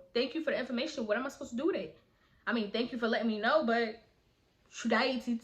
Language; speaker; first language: English; native; English